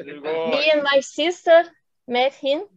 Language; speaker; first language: English; non-native, fluent; Portuguese